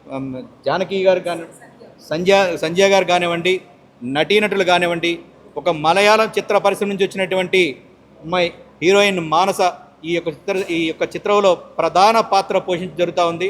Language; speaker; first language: Telugu; native; Telugu